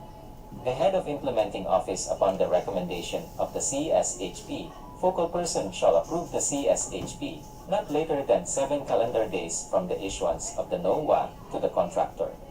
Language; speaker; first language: English; non-native, local second language; Cebuano